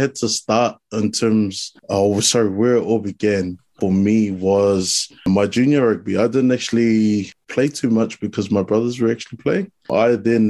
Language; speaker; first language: English; native; English